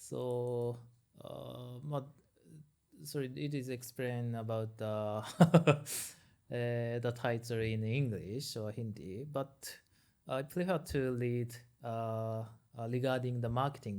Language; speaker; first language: English; non-native, learner; Japanese